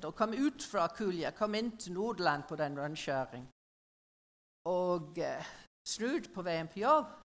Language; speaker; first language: Norwegian; non-native, learner; English